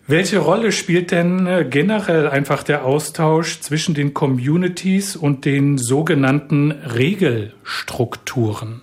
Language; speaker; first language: German; native; German